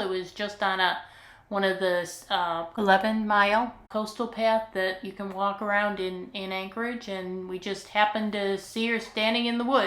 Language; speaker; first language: English; native; English